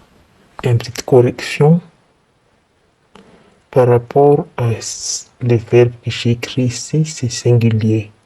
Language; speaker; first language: French; non-native, fluent; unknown